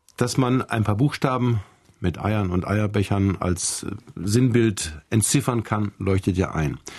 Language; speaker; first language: German; native; German